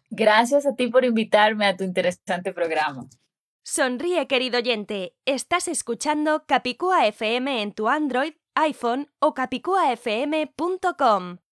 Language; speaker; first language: Spanish; native; Spanish